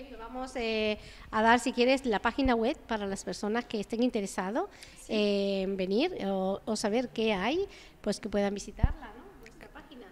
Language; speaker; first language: Spanish; native; Spanish